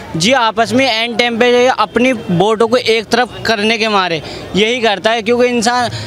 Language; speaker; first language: Hindi; native; Hindi